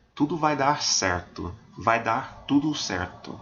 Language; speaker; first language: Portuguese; non-native, fluent; English